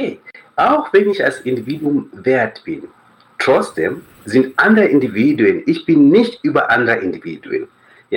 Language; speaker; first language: German; non-native, fluent; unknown